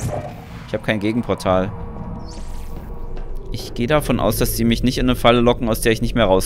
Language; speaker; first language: German; native; German